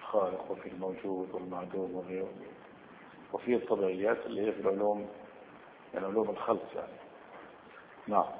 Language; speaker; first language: Arabic; native; Arabic